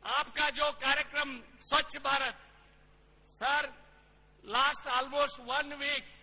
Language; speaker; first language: Hindi; non-native, local second language; Kannada